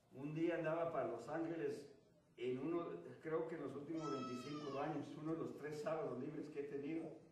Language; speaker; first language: Spanish; early bilingual, heritage; Spanish